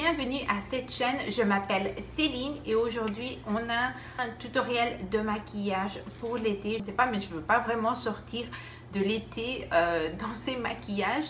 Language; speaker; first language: French; non-native, fluent; Spanish